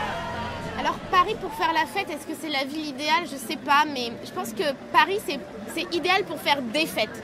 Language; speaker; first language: French; non-native, fluent; English